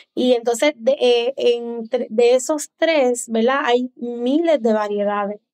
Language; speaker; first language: Spanish; native; Spanish